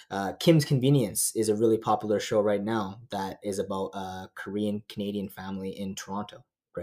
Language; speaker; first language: English; native; English